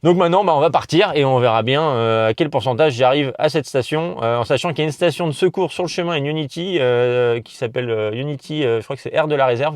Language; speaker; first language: French; native; French